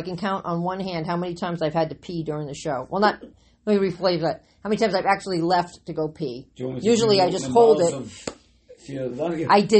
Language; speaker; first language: English; native; English